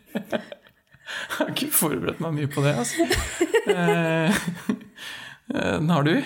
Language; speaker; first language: Norwegian; native; Norwegian